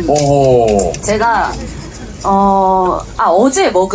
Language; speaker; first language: Korean; native; Korean